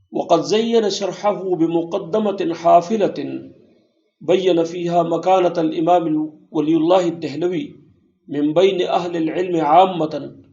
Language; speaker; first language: Arabic; non-native, fluent; Urdu